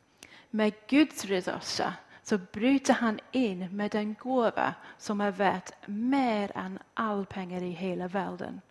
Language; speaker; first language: Swedish; non-native, fluent; English